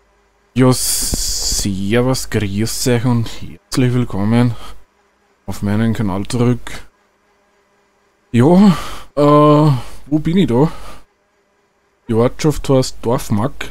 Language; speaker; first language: German; native; German